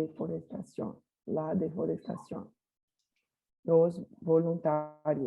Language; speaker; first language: Spanish; non-native, learner; Portuguese